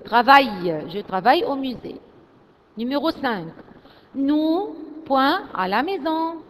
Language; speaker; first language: French; non-native, fluent; Arabic